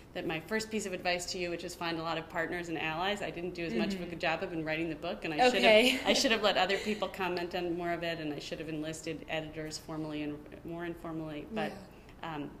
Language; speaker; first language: English; native; English